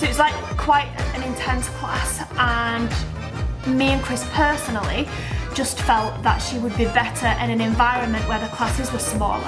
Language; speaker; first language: English; native; English